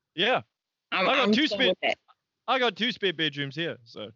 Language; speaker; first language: English; native; English